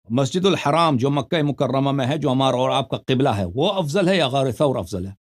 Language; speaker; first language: Urdu; non-native, fluent; Persian